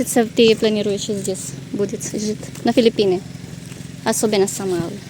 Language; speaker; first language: Russian; non-native, learner; Filipino